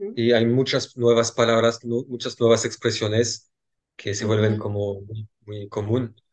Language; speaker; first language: Spanish; non-native, fluent; French